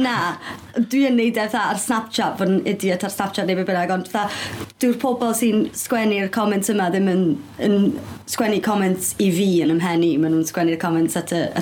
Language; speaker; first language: Welsh; native; Welsh